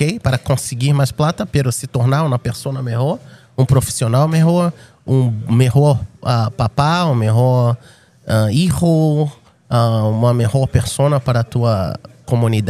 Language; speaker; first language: Spanish; non-native, fluent; Portuguese